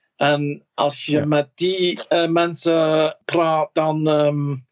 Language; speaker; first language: Dutch; non-native, fluent; English